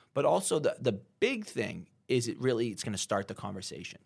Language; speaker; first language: English; native; English